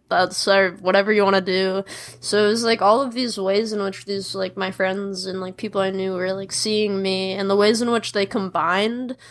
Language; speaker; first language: English; native; English